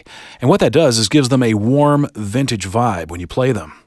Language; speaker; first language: English; native; English